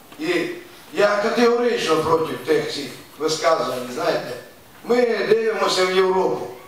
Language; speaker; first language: Ukrainian; native; Ukrainian